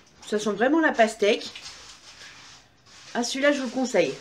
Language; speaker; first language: French; native; French